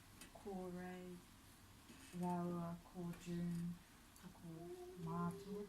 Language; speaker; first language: Māori; non-native, learner; English